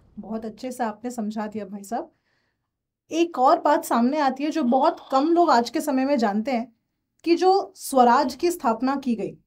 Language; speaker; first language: Hindi; native; Hindi